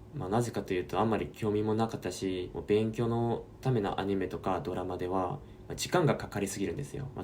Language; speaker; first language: Japanese; non-native, fluent; Korean